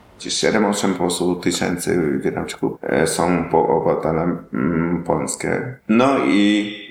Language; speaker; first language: Polish; non-native, learner; Vietnamese